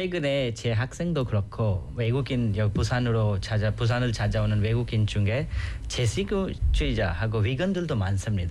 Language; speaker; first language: Korean; non-native, fluent; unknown